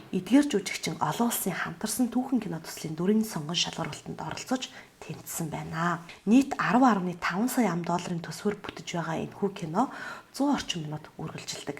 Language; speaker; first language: Mongolian; native; Mongolian